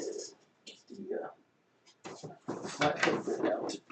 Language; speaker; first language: English; native; English